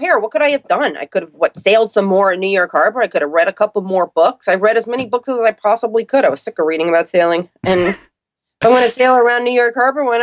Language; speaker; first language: English; native; English